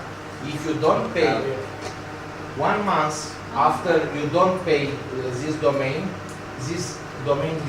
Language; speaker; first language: English; non-native, learner; Romanian